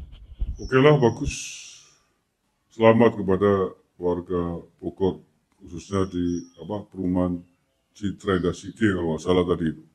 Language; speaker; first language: Indonesian; native; Indonesian